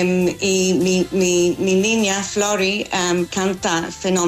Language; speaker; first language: Spanish; non-native, learner; English